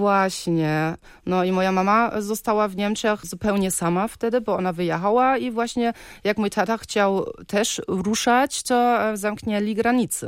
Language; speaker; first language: Polish; early bilingual, heritage; Polish